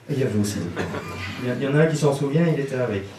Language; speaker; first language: French; native; French